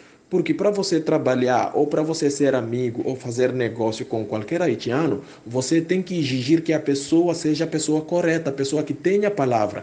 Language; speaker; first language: Portuguese; non-native, fluent; Haitian Creole